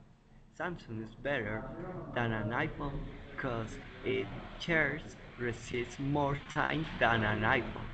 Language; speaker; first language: English; non-native, learner; Spanish